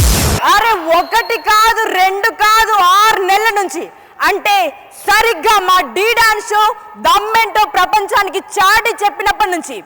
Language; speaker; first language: Telugu; native; Telugu